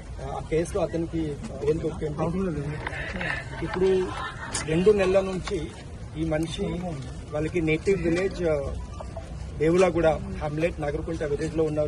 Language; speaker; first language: Telugu; non-native, learner; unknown